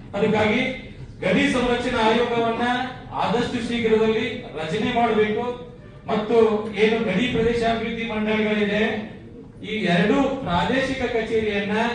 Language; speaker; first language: Kannada; native; Kannada